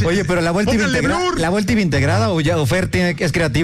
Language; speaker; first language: Spanish; native; Spanish